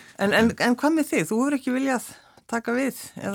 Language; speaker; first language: Icelandic; native; Icelandic